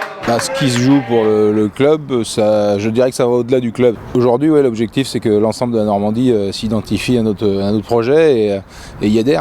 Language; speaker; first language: French; native; French